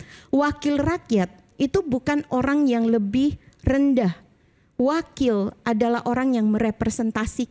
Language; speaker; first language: Indonesian; native; Indonesian